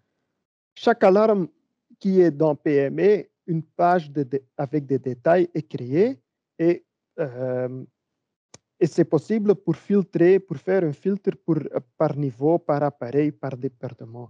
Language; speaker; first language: French; non-native, learner; Dutch